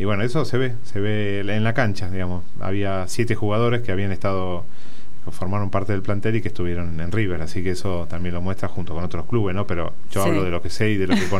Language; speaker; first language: Spanish; native; Spanish